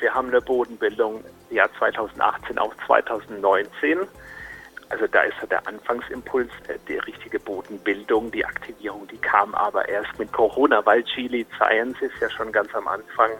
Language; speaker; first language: German; native; German